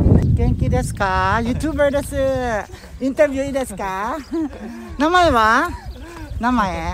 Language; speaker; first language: Japanese; non-native, learner; Filipino